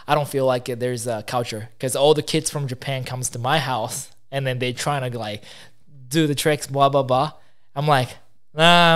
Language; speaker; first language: English; non-native, fluent; Japanese